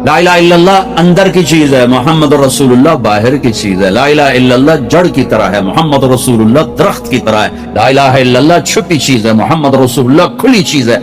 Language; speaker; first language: Hindi; non-native, local second language; Punjabi